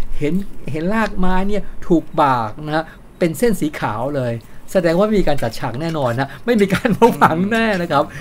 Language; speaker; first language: Thai; native; Thai